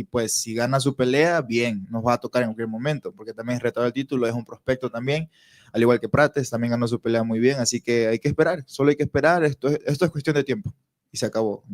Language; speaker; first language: Spanish; native; Spanish